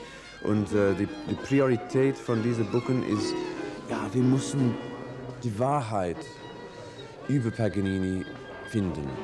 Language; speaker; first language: German; non-native, learner; English